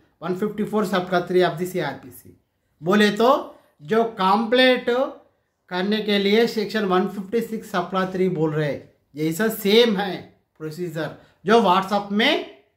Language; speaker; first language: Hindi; non-native, local second language; Telugu